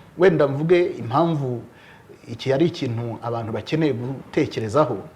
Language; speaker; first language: Kinyarwanda; native; Kinyarwanda